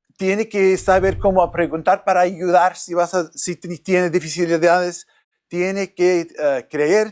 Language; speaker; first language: Spanish; non-native, learner; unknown